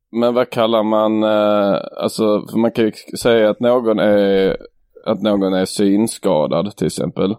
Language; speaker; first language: Swedish; native; Swedish